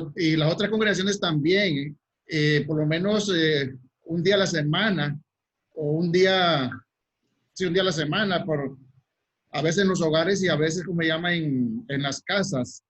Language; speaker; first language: Spanish; native; Spanish